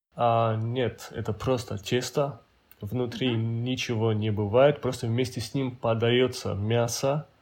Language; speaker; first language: Russian; non-native, local second language; Avaric